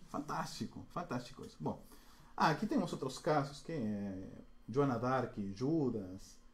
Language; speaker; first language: Portuguese; non-native, fluent; Spanish